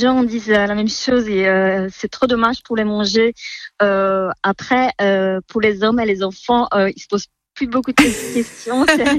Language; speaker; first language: French; non-native, fluent; Czech